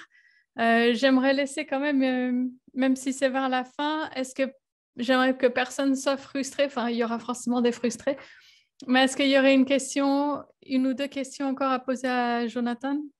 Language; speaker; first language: French; native; French